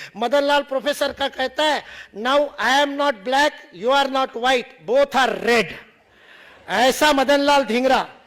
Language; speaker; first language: Hindi; non-native, local second language; Marathi